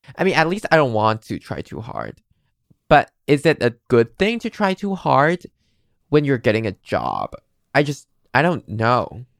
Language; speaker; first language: English; non-native, fluent; Chinese